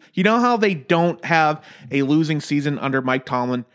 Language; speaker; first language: English; native; English